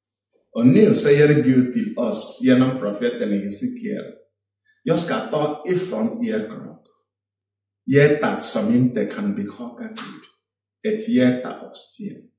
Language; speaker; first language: Swedish; non-native, fluent; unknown